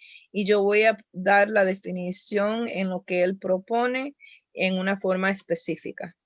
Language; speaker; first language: Spanish; early bilingual, heritage; Spanish